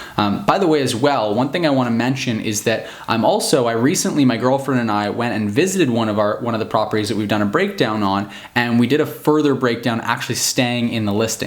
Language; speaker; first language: English; native; English